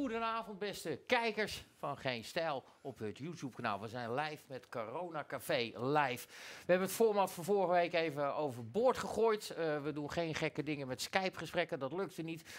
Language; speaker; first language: Dutch; native; Dutch